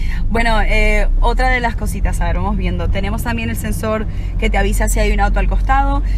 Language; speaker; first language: Spanish; early bilingual, heritage; Spanish